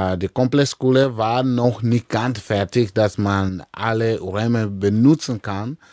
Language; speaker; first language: German; non-native, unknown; Dyula